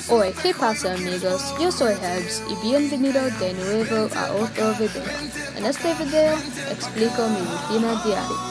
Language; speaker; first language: Spanish; non-native, learner; English